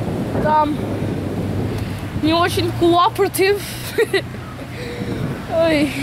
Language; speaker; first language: Russian; early bilingual, heritage; Russian